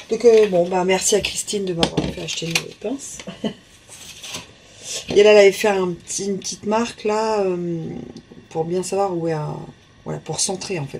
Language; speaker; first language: French; native; French